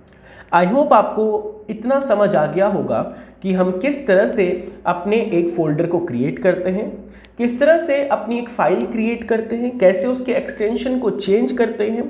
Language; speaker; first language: Hindi; native; Hindi